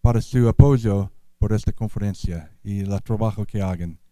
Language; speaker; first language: Spanish; non-native, learner; English